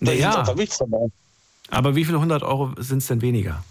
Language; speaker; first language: German; native; German